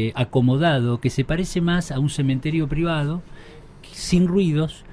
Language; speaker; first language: Spanish; native; Spanish